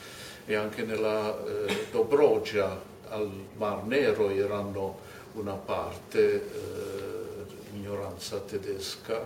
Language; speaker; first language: Italian; non-native, fluent; German